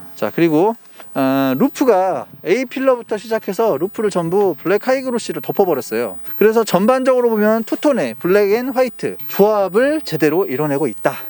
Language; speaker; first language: Korean; native; Korean